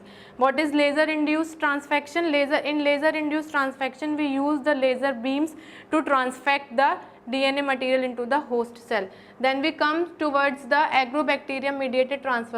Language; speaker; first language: English; non-native, local second language; Hindi